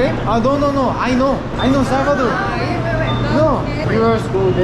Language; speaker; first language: English; non-native, learner; Korean